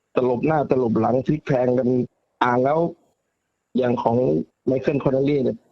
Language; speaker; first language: Thai; native; Thai